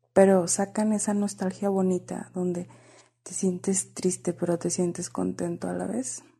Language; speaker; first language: Spanish; native; Spanish